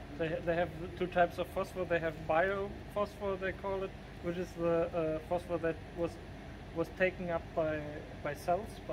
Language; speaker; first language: English; non-native, fluent; German